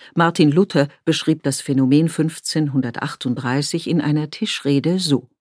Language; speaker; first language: German; native; German